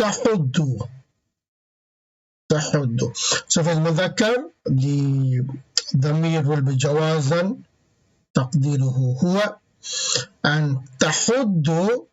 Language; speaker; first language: Arabic; non-native, fluent; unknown